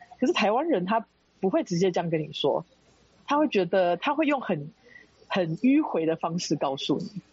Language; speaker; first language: Chinese; early bilingual, heritage; Chinese